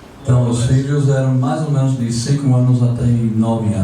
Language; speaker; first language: Portuguese; non-native, fluent; English